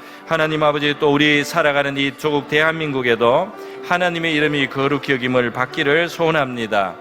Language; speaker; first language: Korean; native; Korean